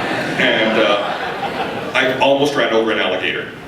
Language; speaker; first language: English; native; English